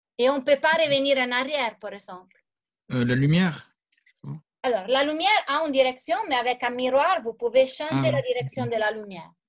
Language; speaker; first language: French; non-native, fluent; Italian